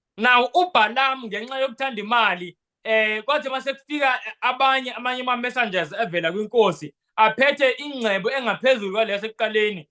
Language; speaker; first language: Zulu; non-native, local second language; Xhosa